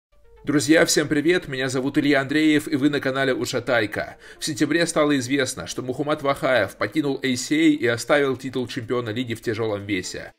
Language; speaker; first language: Russian; native; Russian